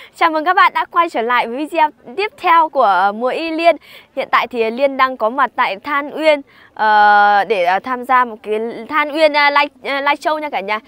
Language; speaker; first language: Vietnamese; non-native, local second language; Hmong